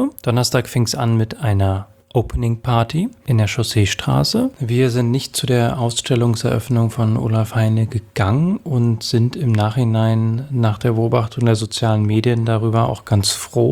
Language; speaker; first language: German; native; German